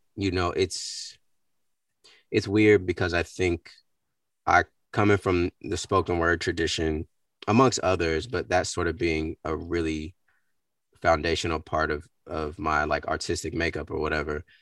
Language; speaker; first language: English; native; English